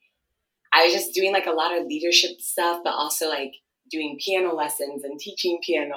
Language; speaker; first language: English; early bilingual, other home language; Akan